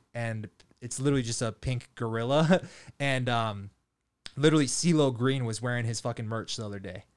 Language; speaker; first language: English; native; English